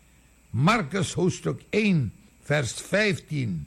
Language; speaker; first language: Dutch; native; Dutch